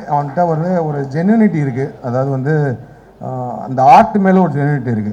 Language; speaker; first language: Tamil; native; Tamil